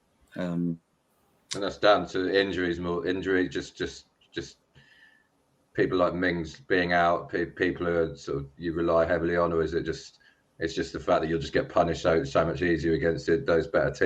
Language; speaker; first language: English; native; English